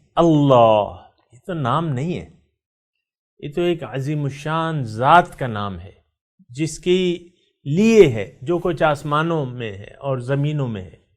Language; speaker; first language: Urdu; non-native, local second language; Pashto